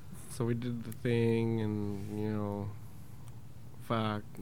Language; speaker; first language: English; early bilingual, other home language; Spanish